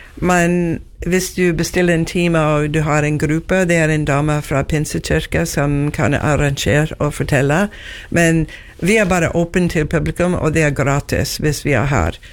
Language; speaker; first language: Norwegian; non-native, learner; English